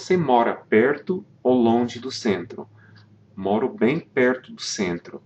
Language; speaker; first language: Portuguese; non-native, fluent; English